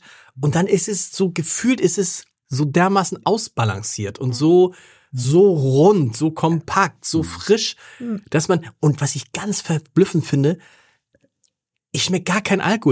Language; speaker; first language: German; native; German